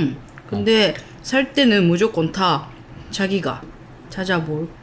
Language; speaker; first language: Korean; non-native, learner; Japanese